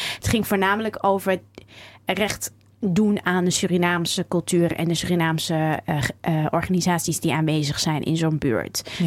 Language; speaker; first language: Dutch; early bilingual, other home language; Somali